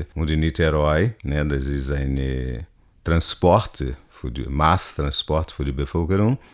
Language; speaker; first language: German; non-native, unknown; Portuguese